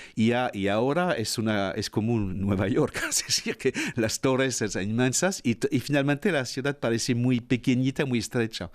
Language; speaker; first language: Spanish; non-native, fluent; French